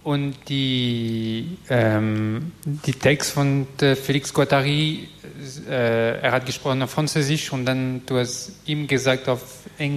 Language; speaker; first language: German; non-native, local second language; French